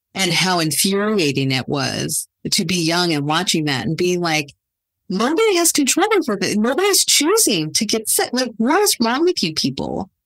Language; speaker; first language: English; native; English